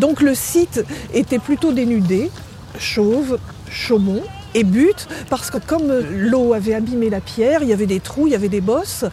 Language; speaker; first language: French; native; French